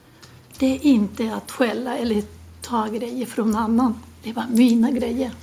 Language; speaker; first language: Swedish; non-native, learner; Spanish